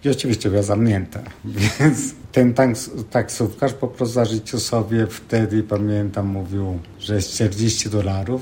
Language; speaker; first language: Polish; non-native, fluent; Spanish